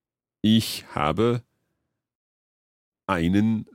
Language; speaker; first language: German; non-native, learner; English